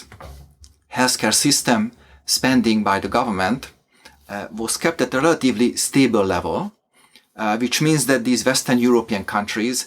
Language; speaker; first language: English; non-native, fluent; Hungarian